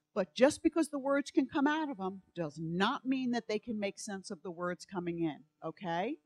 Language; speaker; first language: English; native; English